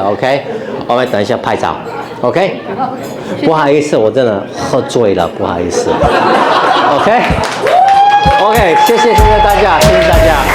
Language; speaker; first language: Chinese; early bilingual, heritage; Cantonese